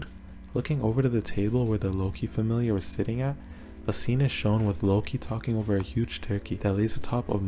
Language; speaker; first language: English; native; English